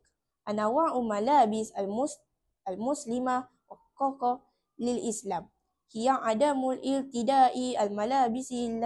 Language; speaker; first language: Arabic; non-native, learner; Malay